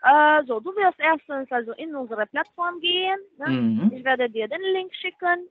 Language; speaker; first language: German; non-native, fluent; Spanish